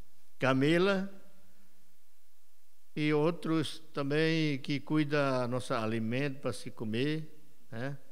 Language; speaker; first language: Portuguese; non-native, local second language; Yanomámi